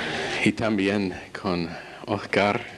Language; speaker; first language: Spanish; non-native, fluent; English